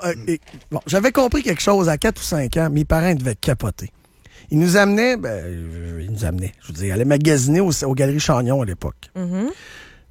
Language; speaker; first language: French; native; French